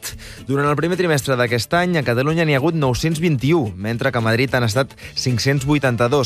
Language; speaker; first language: Catalan; native; Catalan